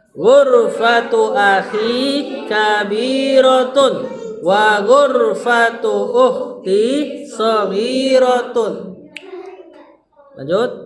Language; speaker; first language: Arabic; non-native, fluent; Indonesian